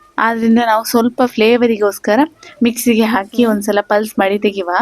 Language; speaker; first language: Kannada; non-native, local second language; Tulu